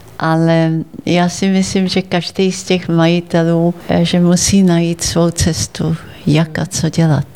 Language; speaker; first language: Czech; early bilingual, heritage; Czech